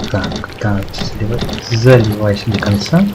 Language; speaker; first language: Russian; native; Russian